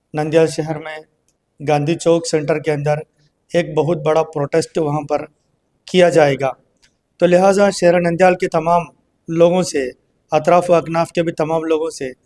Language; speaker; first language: Urdu; native; Urdu